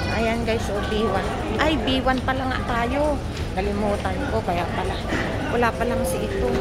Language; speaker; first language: Filipino; native; Filipino